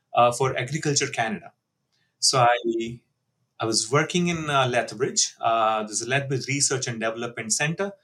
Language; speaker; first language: English; non-native, local second language; Hindi